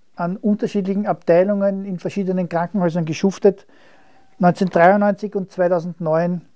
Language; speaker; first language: German; native; German